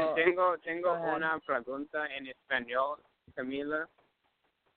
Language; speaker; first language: Spanish; non-native, learner; English